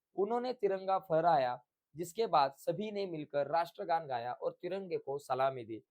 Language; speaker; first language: Hindi; non-native, local second language; Marathi